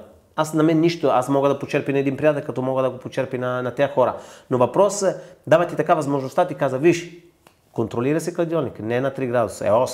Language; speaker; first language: Bulgarian; non-native, fluent; Italian